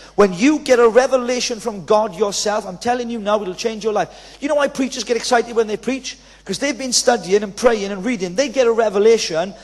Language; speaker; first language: English; native; English